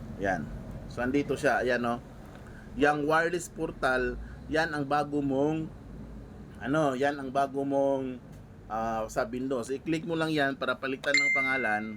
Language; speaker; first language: Filipino; non-native, local second language; Cebuano